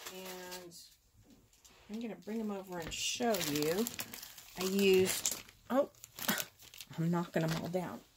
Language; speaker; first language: English; native; English